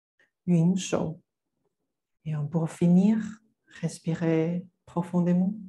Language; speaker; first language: French; non-native, fluent; Chinese